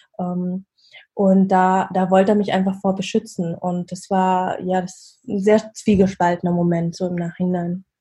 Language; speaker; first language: German; early bilingual, other home language; Vietnamese